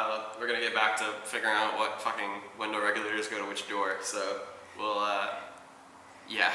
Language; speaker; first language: English; native; English